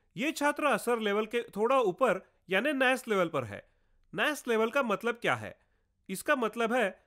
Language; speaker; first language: Hindi; non-native, local second language; Marathi